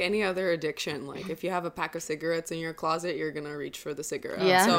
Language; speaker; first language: English; non-native, fluent; Russian